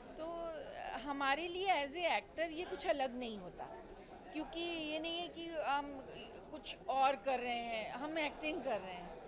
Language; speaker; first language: Hindi; non-native, local second language; Punjabi